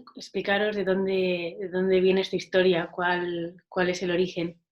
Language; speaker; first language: Spanish; non-native, local second language; Catalan